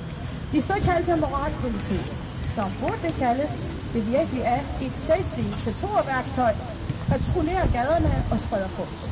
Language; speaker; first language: Danish; non-native, fluent; Persian